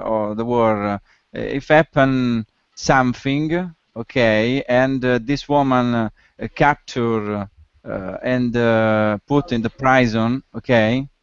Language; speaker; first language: English; non-native, learner; Italian